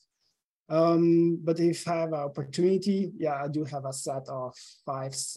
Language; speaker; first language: English; non-native, fluent; Slovenian